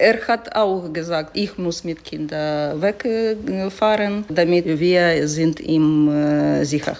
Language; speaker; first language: German; non-native, learner; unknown